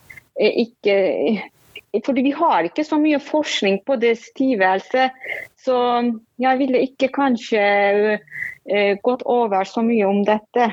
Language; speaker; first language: Norwegian; non-native, fluent; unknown